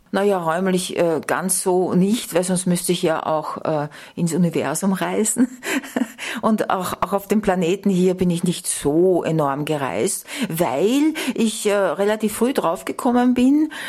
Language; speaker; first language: German; native; German